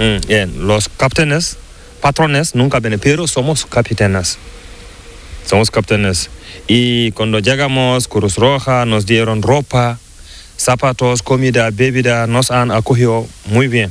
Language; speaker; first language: Spanish; non-native, learner; Fula